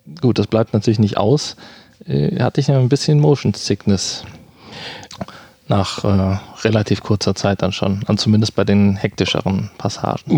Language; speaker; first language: German; native; German